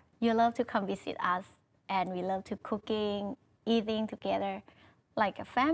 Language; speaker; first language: English; non-native, learner; Thai